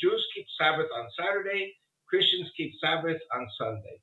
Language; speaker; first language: English; early bilingual, other home language; Spanish